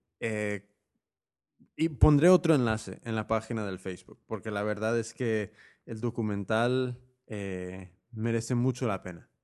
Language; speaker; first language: Spanish; native; Spanish